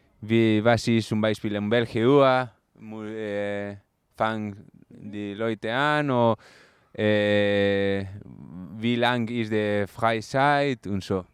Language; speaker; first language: German; non-native, learner; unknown